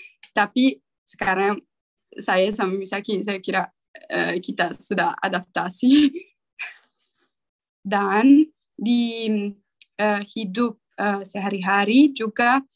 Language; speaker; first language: Indonesian; non-native, learner; Italian